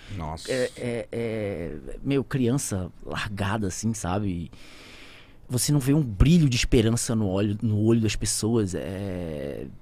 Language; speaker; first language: Portuguese; native; Portuguese